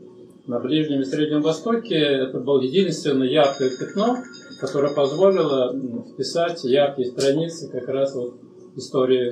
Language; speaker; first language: Russian; native; Russian